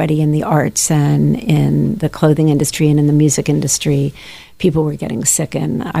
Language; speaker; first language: English; native; English